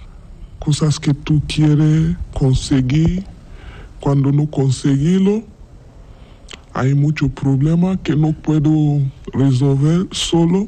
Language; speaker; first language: Spanish; non-native, learner; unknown